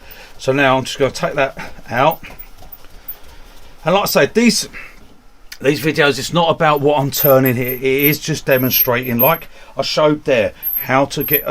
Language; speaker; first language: English; native; English